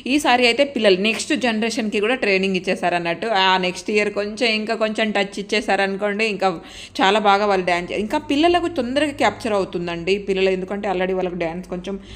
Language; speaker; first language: Telugu; non-native, local second language; Lambadi